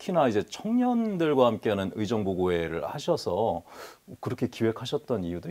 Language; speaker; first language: Korean; native; Korean